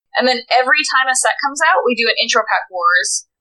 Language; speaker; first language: English; native; English